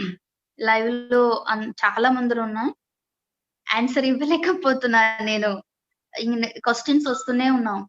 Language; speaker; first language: Telugu; non-native, learner; Malayalam